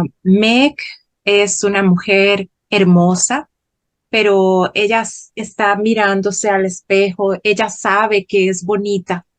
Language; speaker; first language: Spanish; non-native, fluent; Portuguese